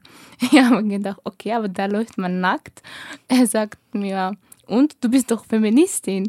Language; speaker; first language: German; non-native, fluent; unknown